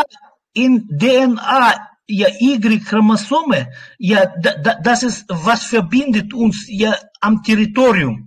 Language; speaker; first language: German; non-native, learner; Russian